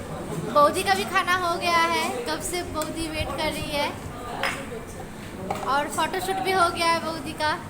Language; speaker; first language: Hindi; native; Hindi